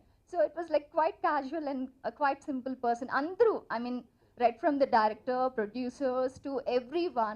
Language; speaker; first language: Telugu; non-native, fluent; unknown